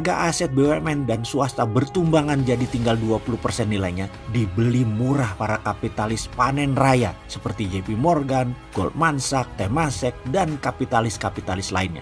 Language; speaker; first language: Indonesian; native; Indonesian